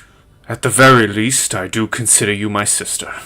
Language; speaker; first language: English; native; English